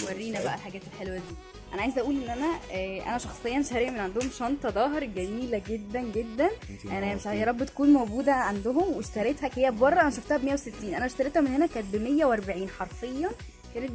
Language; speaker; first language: Arabic; native; Arabic